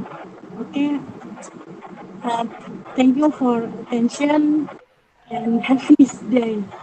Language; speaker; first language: English; non-native, learner; Indonesian